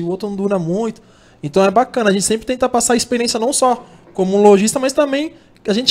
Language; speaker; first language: Portuguese; native; Portuguese